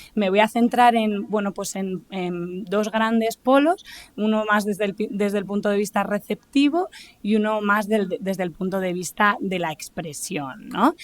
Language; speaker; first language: Spanish; native; Spanish